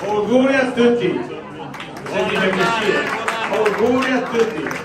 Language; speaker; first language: Italian; early bilingual, heritage; Spanish